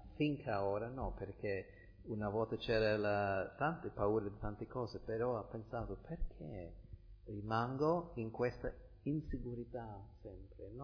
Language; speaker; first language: Italian; early bilingual, heritage; Italian